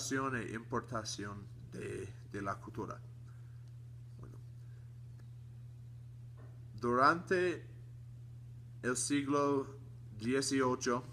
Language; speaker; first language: Spanish; non-native, learner; English